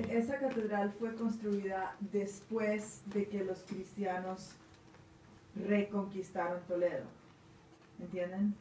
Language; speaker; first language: Spanish; non-native, fluent; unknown